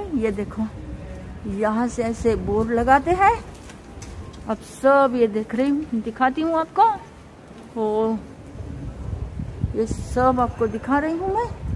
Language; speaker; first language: Hindi; non-native, local second language; Marathi